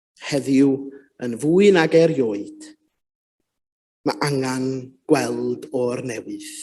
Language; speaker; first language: Welsh; native; Welsh